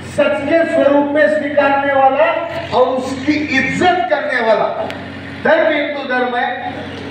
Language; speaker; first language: Hindi; non-native, local second language; Marathi